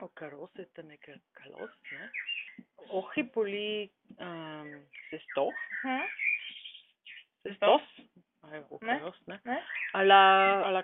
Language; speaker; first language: Greek; non-native, learner; German